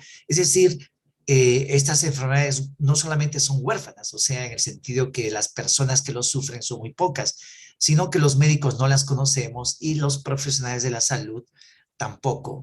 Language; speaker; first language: Spanish; native; Spanish